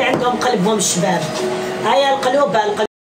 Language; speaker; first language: Arabic; native; Arabic